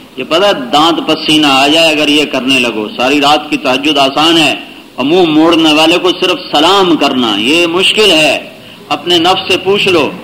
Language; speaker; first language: Urdu; non-native, local second language; Punjabi